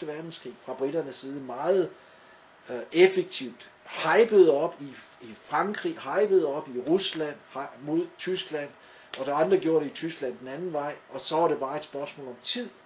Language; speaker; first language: Danish; native; Danish